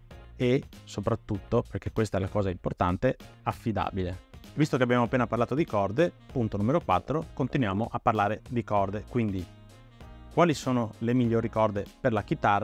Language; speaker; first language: Italian; native; Italian